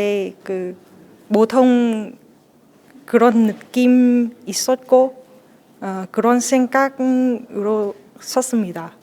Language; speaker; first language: Korean; non-native, learner; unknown